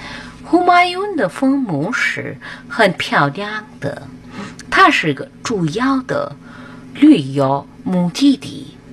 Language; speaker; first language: Chinese; non-native, fluent; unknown